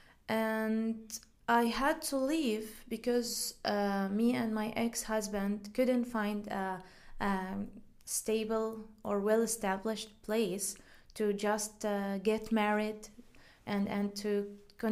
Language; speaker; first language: English; non-native, fluent; Arabic